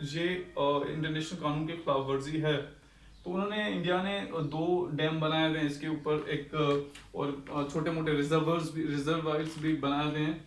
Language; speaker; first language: Urdu; non-native, local second language; Sindhi